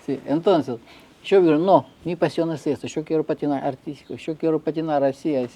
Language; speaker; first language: Spanish; non-native, fluent; Russian